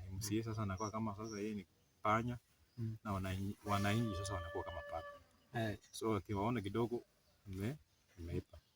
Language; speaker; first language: Swahili; non-native, local second language; Luyia